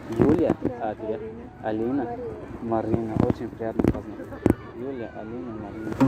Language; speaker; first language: Russian; non-native, local second language; Tajik